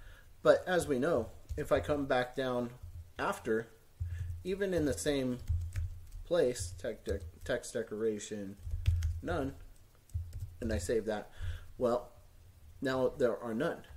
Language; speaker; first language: English; native; English